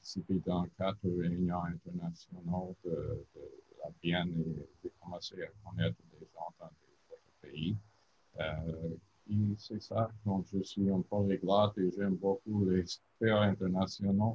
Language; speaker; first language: French; non-native, learner; English